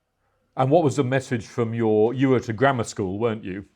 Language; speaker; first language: English; native; English